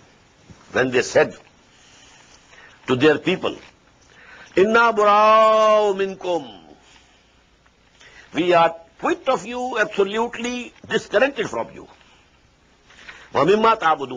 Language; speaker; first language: English; non-native, local second language; Urdu